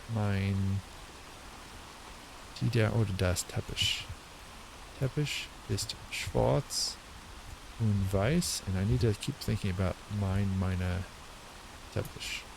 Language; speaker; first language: German; non-native, learner; English